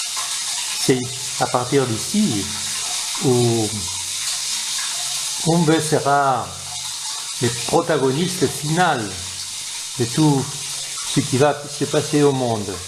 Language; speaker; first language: French; non-native, fluent; Spanish